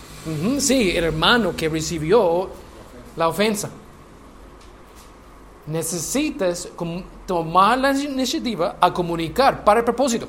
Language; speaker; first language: Spanish; non-native, learner; English